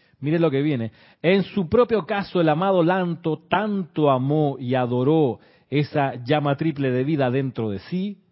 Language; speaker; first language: Spanish; native; Spanish